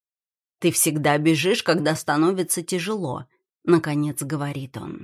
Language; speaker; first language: Russian; native; Russian